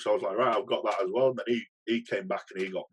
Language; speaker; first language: English; native; English